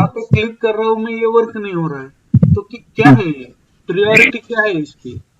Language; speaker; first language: Hindi; non-native, local second language; Marathi